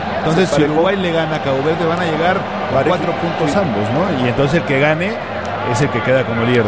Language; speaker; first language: Spanish; native; Spanish